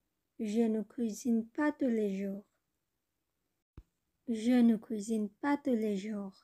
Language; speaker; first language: French; non-native, learner; Bangla